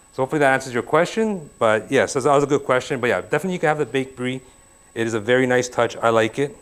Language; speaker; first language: English; native; English